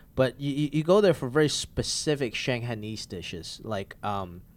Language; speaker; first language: English; non-native, local second language; Cantonese